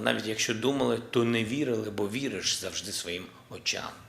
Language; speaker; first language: Ukrainian; non-native, local second language; Russian